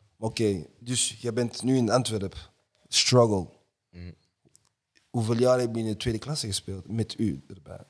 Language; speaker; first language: Dutch; early bilingual, other home language; Lingala